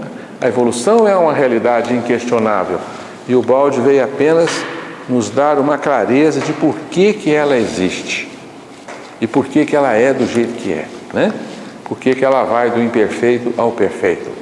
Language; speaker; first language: Portuguese; native; Portuguese